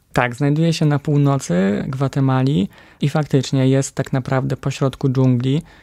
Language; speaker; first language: Polish; native; Polish